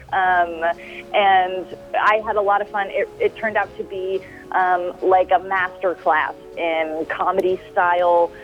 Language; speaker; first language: English; native; English